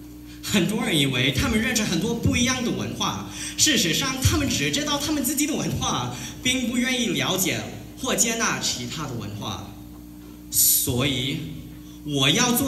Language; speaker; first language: Chinese; non-native, learner; Cantonese